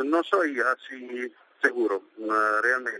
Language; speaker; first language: Spanish; non-native, learner; Italian